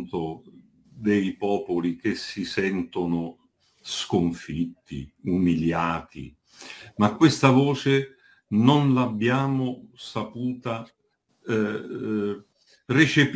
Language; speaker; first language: Italian; native; Italian